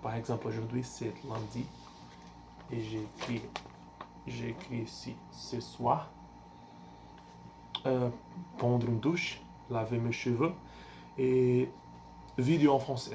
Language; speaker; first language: French; non-native, learner; Portuguese